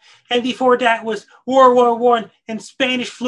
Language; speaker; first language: English; native; English